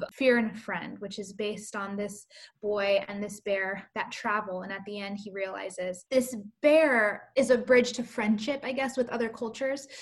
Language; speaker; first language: English; early bilingual, other home language; Spanish